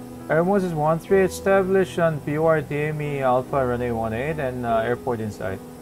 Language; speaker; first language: English; non-native, fluent; Korean